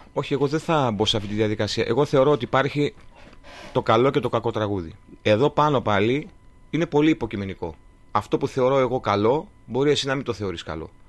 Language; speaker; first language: Greek; early bilingual, heritage; Greek